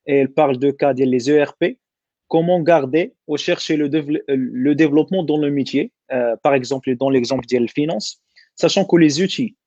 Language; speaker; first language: French; non-native, local second language; Arabic